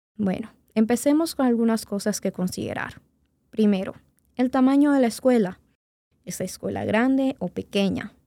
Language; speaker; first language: Spanish; native; Spanish